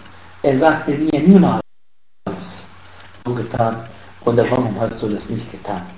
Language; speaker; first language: German; non-native, fluent; Arabic